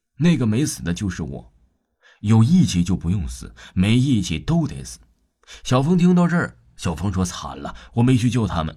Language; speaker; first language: Chinese; non-native, local second language; Cantonese